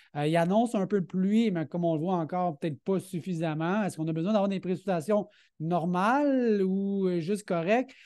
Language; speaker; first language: French; native; French